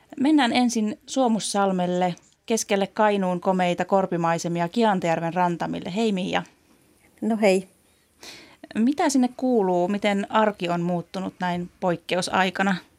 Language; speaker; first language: Finnish; native; Finnish